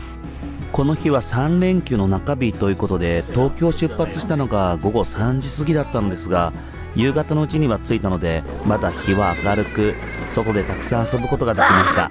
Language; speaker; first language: Japanese; native; Japanese